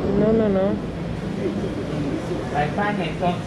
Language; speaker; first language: Spanish; non-native, learner; Polish